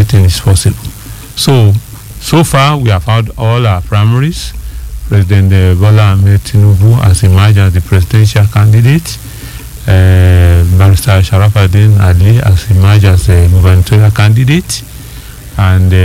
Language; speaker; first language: English; non-native, local second language; Yoruba